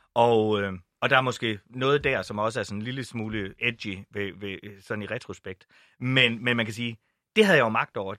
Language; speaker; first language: Danish; native; Danish